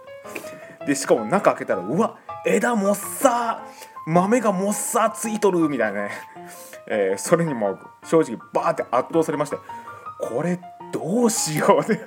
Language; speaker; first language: Japanese; native; Japanese